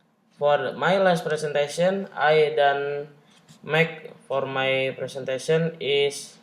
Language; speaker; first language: English; non-native, learner; Indonesian